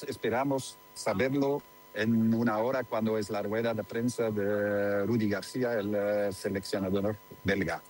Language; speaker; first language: Spanish; non-native, learner; Dutch